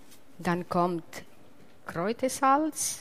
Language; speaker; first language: German; non-native, learner; Italian